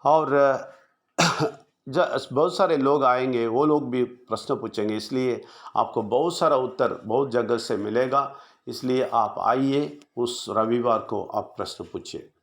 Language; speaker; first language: Hindi; non-native, local second language; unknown